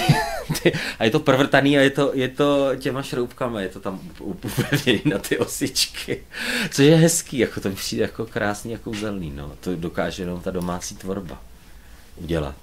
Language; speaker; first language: Czech; native; Czech